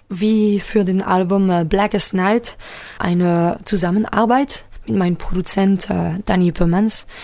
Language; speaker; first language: German; non-native, local second language; French